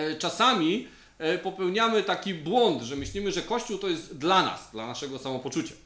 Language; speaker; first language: Polish; native; Polish